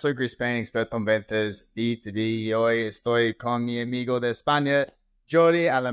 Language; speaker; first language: Spanish; non-native, fluent; English